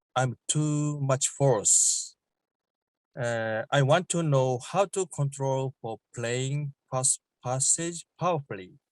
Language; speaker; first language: English; non-native, learner; Japanese